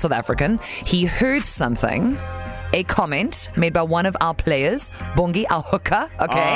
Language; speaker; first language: English; native; English